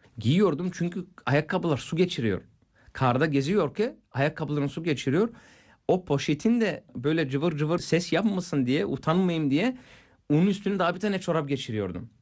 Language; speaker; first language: Turkish; non-native, fluent; Bulgarian